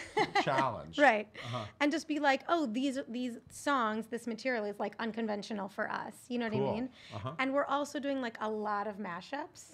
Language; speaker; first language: English; native; English